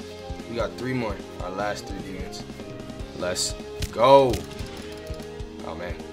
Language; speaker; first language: English; native; English